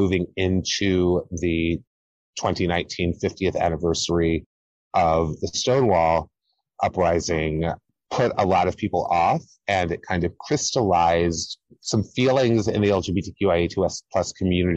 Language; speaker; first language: English; native; English